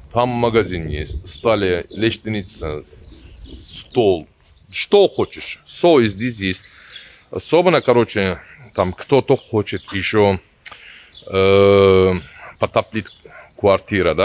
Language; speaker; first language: Russian; non-native, learner; Turkish